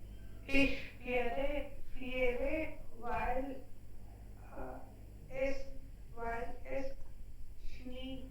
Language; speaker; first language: German; non-native, learner; Hindi